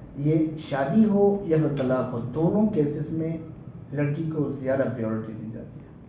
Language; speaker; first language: Urdu; non-native, local second language; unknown